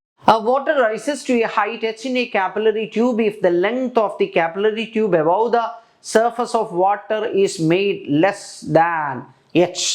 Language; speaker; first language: English; non-native, local second language; Malayalam